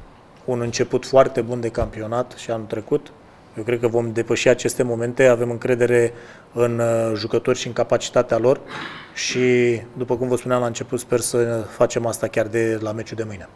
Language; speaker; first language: Romanian; native; Romanian